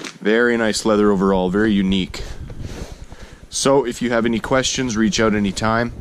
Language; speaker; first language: English; native; English